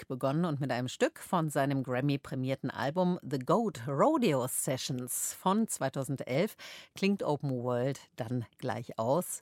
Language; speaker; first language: German; native; German